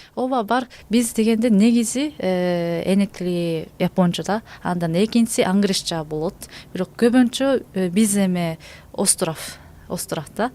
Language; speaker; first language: Kyrgyz; non-native, learner; Japanese